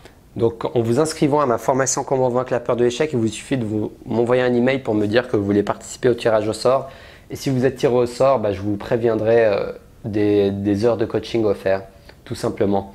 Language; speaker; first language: French; native; French